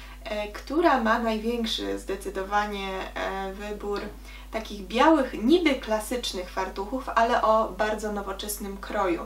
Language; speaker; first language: Polish; native; Polish